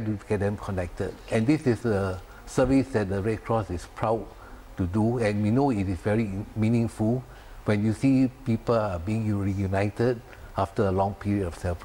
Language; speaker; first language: English; non-native, local second language; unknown